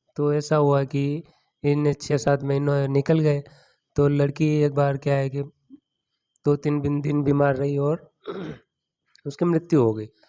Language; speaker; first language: Hindi; non-native, local second language; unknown